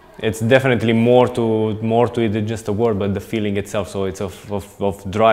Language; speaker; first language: English; non-native, fluent; Romanian